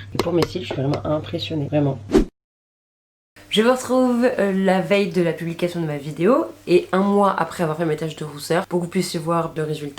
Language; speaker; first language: French; native; French